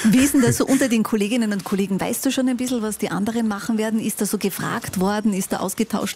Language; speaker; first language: German; native; German